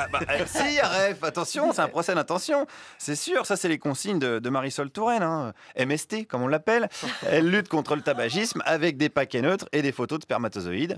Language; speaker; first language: French; native; French